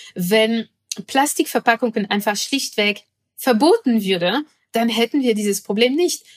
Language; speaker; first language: German; non-native, fluent; French